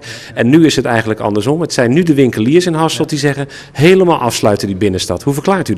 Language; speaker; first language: Dutch; native; Dutch